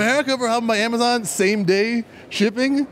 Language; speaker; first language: German; non-native, learner; English